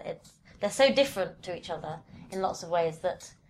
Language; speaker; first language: English; native; English